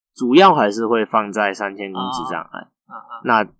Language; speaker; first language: Chinese; non-native, fluent; Cantonese